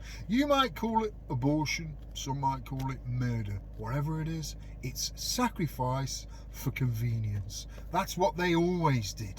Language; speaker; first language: English; native; English